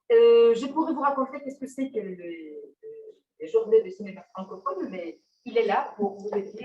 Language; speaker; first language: French; non-native, fluent; Spanish